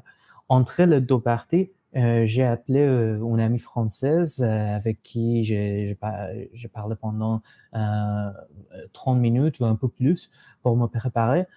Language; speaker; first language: French; non-native, fluent; English